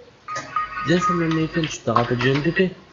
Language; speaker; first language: French; native; French